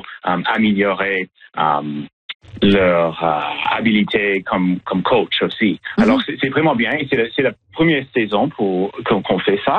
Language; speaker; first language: French; non-native, learner; English